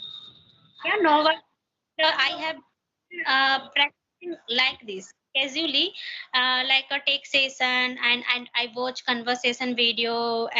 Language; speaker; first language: English; non-native, learner; Hindi